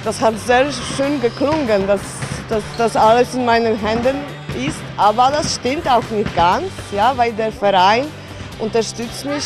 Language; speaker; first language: German; non-native, fluent; Polish